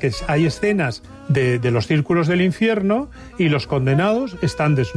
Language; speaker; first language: Spanish; native; Spanish